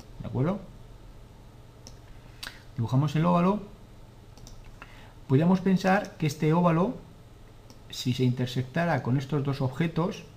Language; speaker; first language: Spanish; native; Spanish